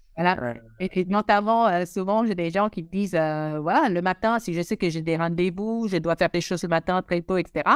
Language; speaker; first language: French; non-native, fluent; English